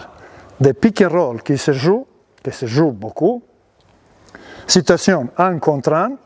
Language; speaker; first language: French; non-native, learner; Serbian